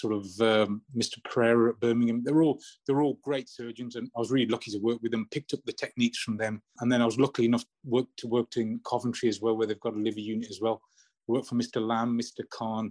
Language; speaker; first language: English; native; English